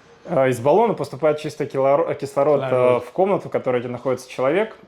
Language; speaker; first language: Russian; native; Russian